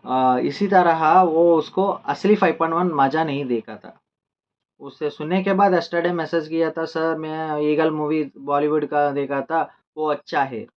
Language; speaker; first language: Hindi; non-native, local second language; Telugu